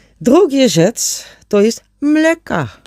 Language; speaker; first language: Polish; non-native, learner; German